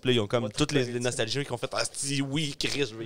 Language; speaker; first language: French; native; French